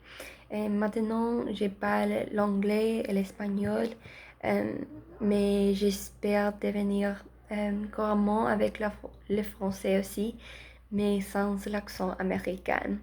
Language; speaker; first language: French; non-native, learner; Spanish